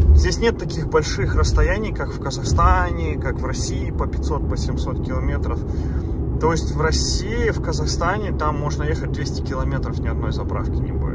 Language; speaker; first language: Russian; native; Russian